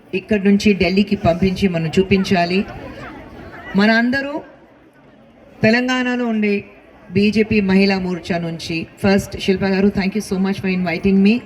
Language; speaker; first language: Telugu; non-native, local second language; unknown